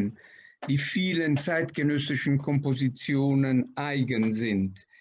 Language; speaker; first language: German; non-native, fluent; Italian